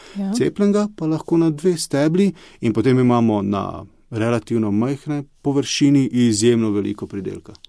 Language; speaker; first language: Slovenian; early bilingual, other home language; Bosnian